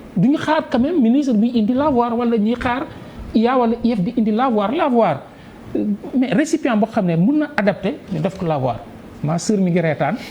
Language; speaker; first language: Wolof; non-native, local second language; Fula